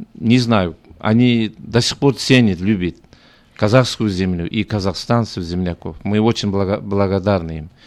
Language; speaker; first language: Russian; non-native, local second language; Kazakh